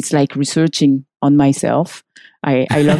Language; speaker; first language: English; non-native, fluent; French